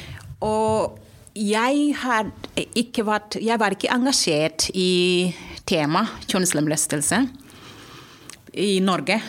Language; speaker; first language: Norwegian; non-native, fluent; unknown